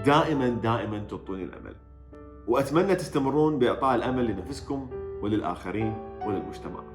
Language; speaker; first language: Arabic; native; Arabic